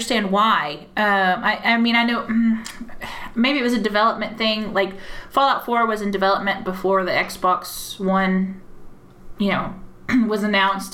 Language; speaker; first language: English; native; English